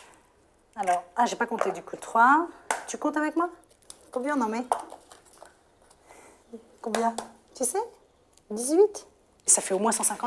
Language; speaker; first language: French; native; French